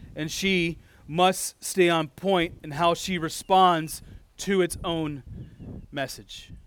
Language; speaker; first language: English; native; English